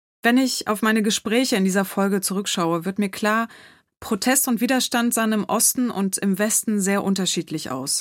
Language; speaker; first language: German; native; German